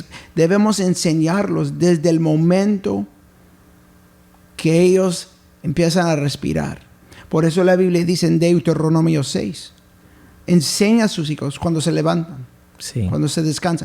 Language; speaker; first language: Spanish; early bilingual, heritage; English